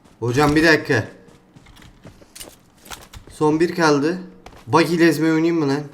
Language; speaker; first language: Turkish; native; Turkish